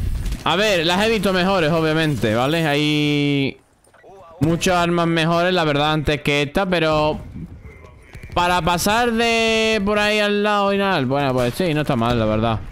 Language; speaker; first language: Spanish; native; Spanish